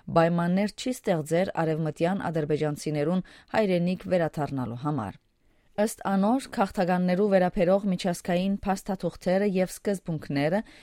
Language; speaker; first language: Armenian; early bilingual, heritage; Armenian